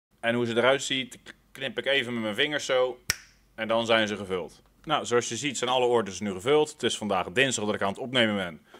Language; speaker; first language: Dutch; native; Dutch